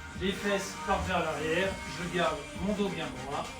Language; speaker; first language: French; native; French